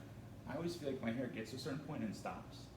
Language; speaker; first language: English; native; English